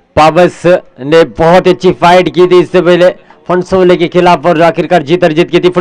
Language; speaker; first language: Hindi; non-native, local second language; Marathi